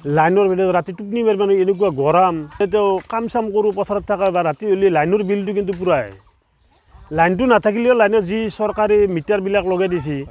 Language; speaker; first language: Assamese; native; Assamese